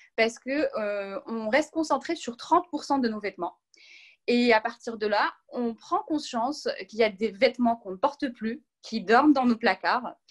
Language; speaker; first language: French; non-native, local second language; Arabic